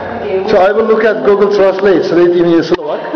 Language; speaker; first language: English; non-native, fluent; Turkish